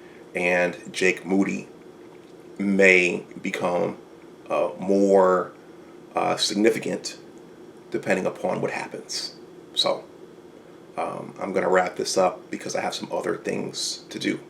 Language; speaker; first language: English; native; English